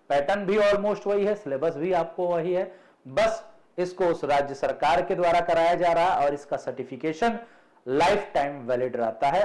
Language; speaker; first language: Hindi; native; Hindi